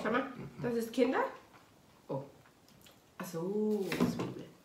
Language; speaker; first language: German; non-native, learner; Thai